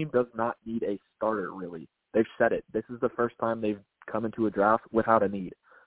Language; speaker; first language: English; native; English